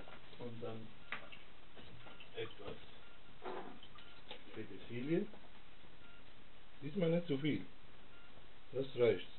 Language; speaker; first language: German; non-native, fluent; Italian